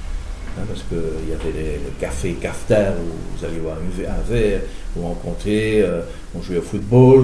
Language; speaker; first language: French; native; French